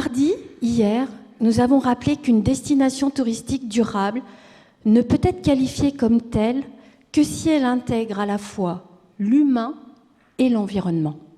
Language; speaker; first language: French; native; French